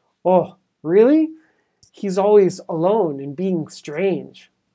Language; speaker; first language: English; native; English